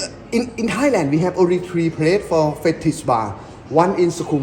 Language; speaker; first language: English; non-native, learner; Thai